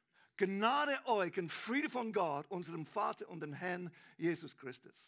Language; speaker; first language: German; non-native, learner; English